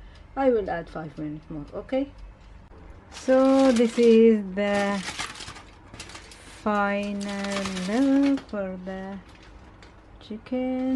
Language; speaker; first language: English; non-native, learner; Arabic